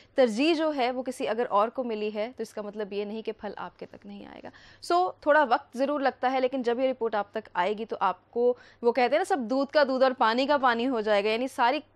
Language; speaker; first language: Hindi; native; Hindi